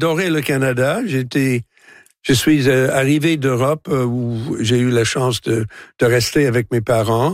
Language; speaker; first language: French; non-native, local second language; English